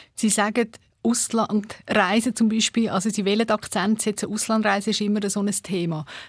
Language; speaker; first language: German; native; German